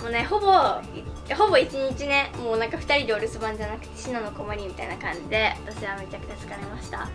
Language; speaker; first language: Japanese; native; Japanese